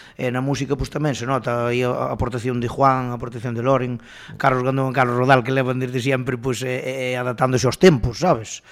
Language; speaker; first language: Galician; native; Galician